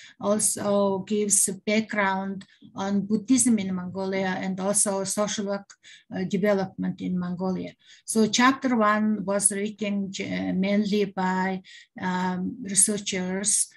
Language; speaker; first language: English; non-native, learner; Mongolian